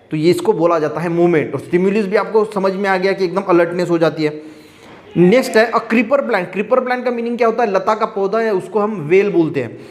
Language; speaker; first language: Hindi; non-native, local second language; Marathi